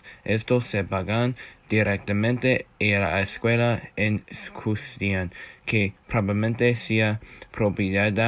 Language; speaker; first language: Spanish; non-native, learner; English